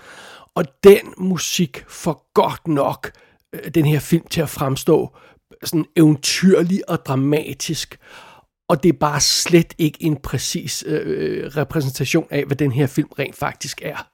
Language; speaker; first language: Danish; native; Danish